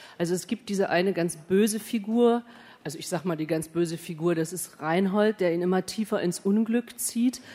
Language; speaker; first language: German; native; German